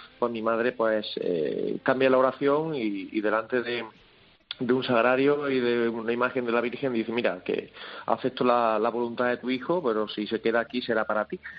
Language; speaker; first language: Spanish; native; Spanish